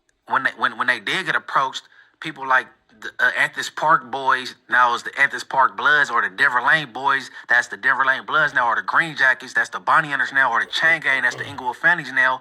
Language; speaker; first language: English; native; English